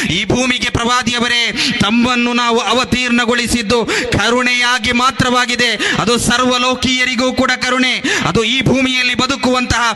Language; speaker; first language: Kannada; non-native, local second language; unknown